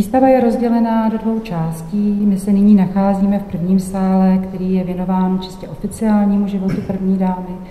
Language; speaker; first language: Czech; native; Czech